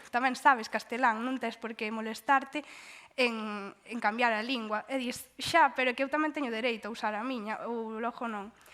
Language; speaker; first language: Galician; native; Galician